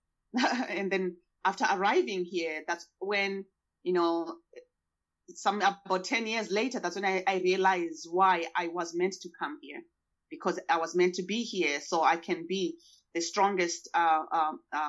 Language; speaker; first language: English; non-native, local second language; Shona